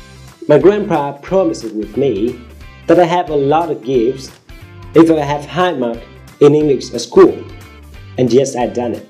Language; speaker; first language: English; non-native, learner; Vietnamese